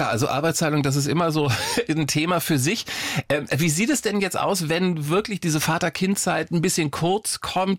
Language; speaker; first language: German; native; German